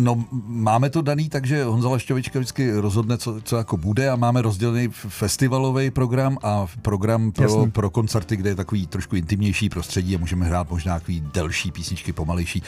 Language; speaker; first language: Czech; native; Czech